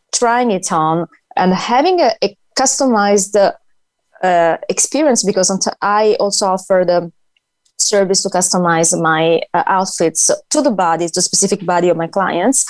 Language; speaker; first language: English; non-native, fluent; Italian